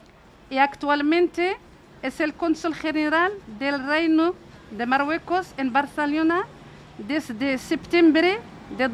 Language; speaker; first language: Spanish; non-native, fluent; Arabic